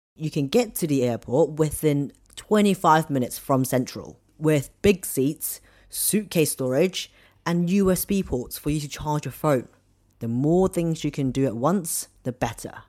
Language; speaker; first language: English; non-native, local second language; Cantonese